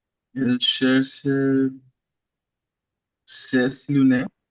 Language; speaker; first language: French; non-native, learner; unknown